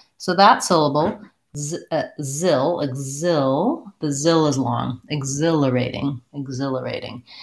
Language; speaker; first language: English; native; English